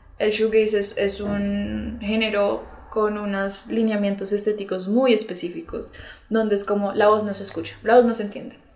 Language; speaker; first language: Spanish; early bilingual, other home language; English